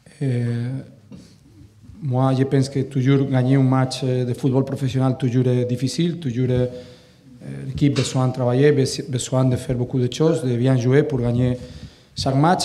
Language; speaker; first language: French; non-native, learner; Catalan